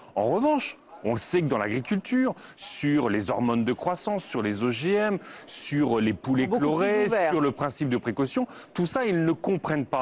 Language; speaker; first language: French; native; French